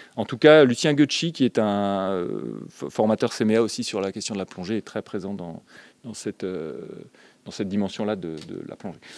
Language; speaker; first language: French; native; French